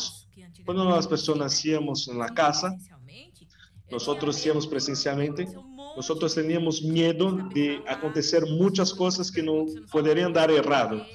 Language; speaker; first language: Spanish; non-native, learner; Portuguese